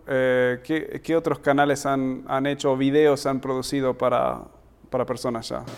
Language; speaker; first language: Spanish; early bilingual, heritage; Spanish